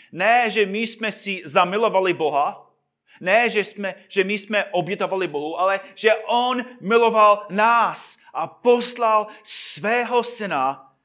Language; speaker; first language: Czech; non-native, fluent; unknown